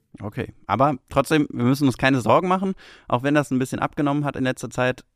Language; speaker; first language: German; native; German